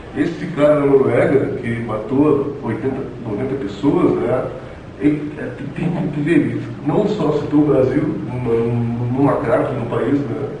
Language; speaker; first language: Portuguese; native; Portuguese